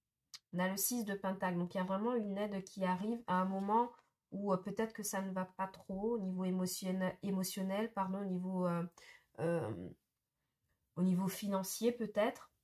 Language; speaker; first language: French; native; French